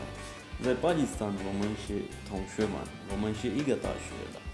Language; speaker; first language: Chinese; non-native, learner; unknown